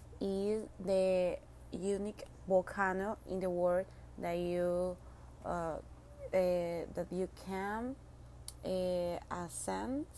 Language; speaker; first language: English; non-native, learner; Spanish